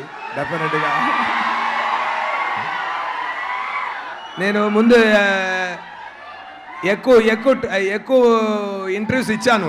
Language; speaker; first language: Telugu; non-native, learner; Tamil